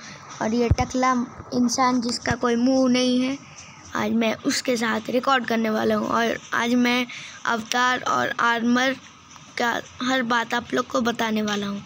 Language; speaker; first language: Hindi; non-native, local second language; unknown